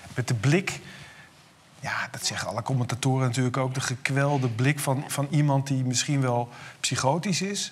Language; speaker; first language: Dutch; native; Dutch